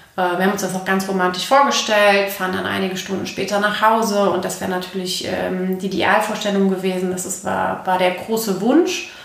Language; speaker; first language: German; native; German